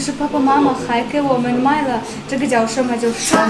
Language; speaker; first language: Chinese; non-native, fluent; Russian